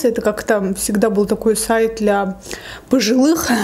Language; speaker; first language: Russian; native; Russian